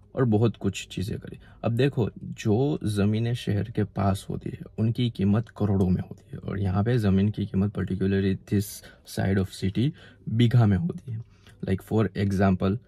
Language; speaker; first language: Hindi; non-native, local second language; Gujarati